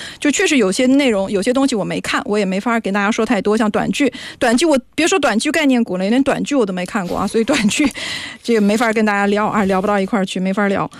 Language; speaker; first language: Chinese; native; Chinese